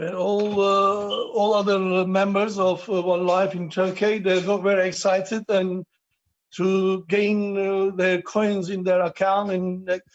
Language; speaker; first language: English; non-native, learner; Turkish